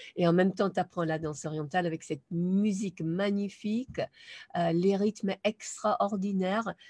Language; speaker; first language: French; non-native, fluent; German